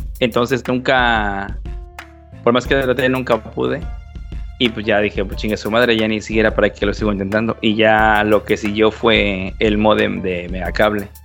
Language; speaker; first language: Spanish; native; Spanish